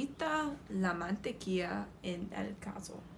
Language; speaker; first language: Spanish; non-native, learner; English